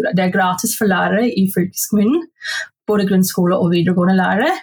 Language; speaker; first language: Norwegian; non-native, fluent; English